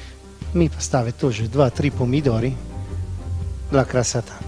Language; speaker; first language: Russian; non-native, learner; Italian